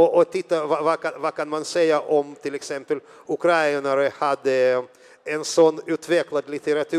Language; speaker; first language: Swedish; non-native, fluent; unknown